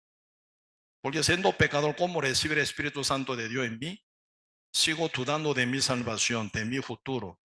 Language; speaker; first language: Spanish; non-native, learner; Korean